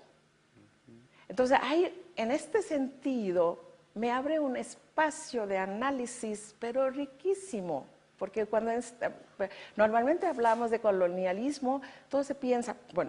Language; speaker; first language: Spanish; non-native, fluent; Bangla